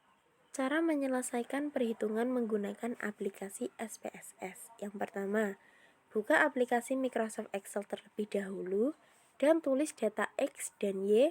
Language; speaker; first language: Indonesian; native; Indonesian